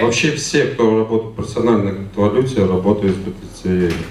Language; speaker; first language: Russian; native; Russian